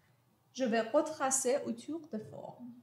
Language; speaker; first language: French; non-native, fluent; Persian